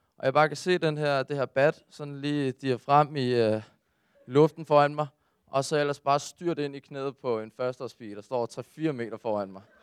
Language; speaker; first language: Danish; native; Danish